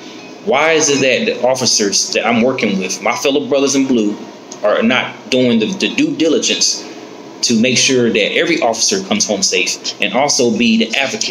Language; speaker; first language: English; native; English